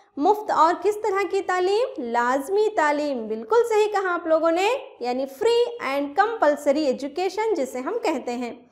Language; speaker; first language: Urdu; native; Urdu